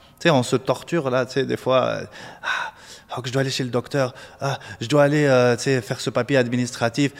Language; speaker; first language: French; non-native, local second language; Arabic